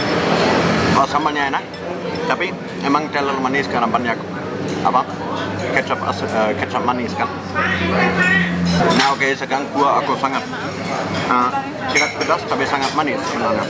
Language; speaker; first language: Indonesian; non-native, fluent; German